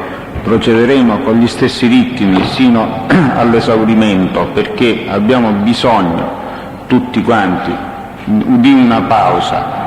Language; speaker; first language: Italian; native; Italian